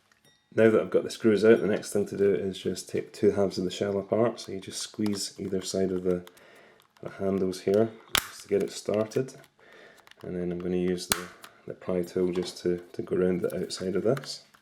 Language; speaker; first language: English; native; English